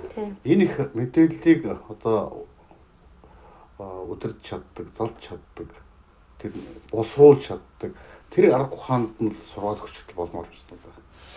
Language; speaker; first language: Mongolian; native; Mongolian